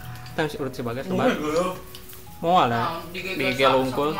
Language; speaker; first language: Indonesian; non-native, local second language; Sundanese